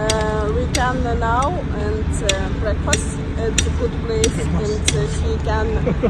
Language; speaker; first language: English; non-native, learner; Russian